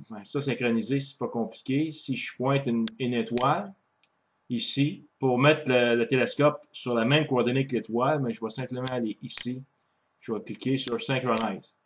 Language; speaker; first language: French; native; French